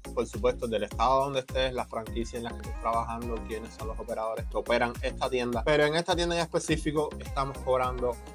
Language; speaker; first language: Spanish; native; Spanish